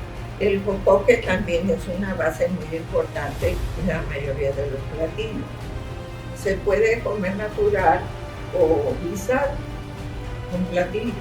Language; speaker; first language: Spanish; non-native, fluent; Arabic